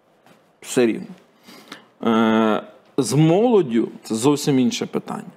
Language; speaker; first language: Ukrainian; native; Ukrainian